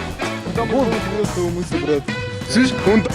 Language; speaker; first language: Russian; native; Russian